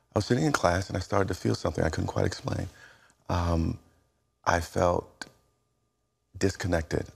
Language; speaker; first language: English; native; English